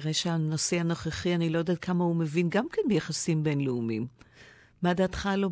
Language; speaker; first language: Hebrew; native; Hebrew